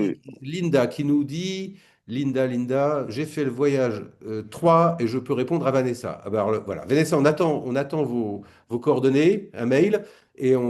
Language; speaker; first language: French; native; French